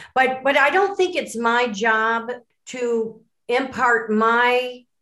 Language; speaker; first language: English; native; English